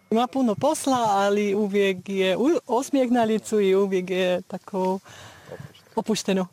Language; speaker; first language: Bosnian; non-native, learner; Slovak